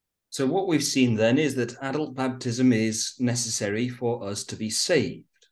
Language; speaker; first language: English; native; English